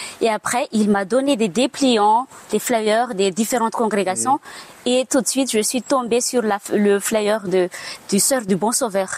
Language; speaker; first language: French; non-native, local second language; Malagasy